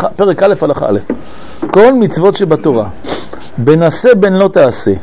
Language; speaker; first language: Hebrew; early bilingual, other home language; French